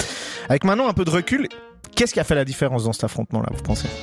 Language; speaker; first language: French; native; French